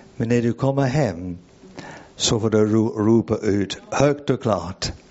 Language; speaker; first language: Swedish; non-native, fluent; English